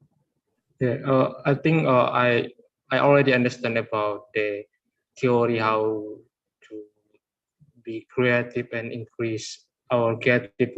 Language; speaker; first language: English; non-native, learner; Indonesian